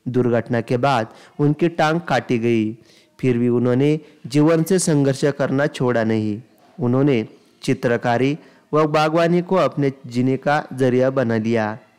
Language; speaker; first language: Hindi; non-native, local second language; Marathi